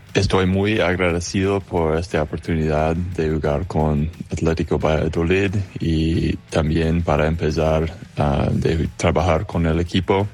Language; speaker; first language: Spanish; non-native, fluent; English